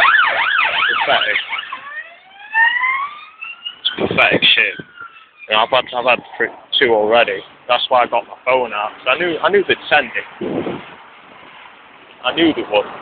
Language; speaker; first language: English; native; English